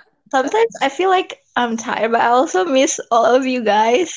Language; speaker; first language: English; non-native, fluent; Indonesian